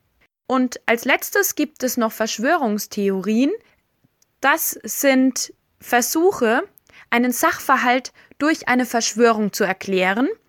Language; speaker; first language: German; native; German